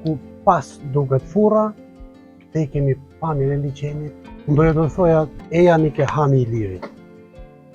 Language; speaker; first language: Albanian; native; Albanian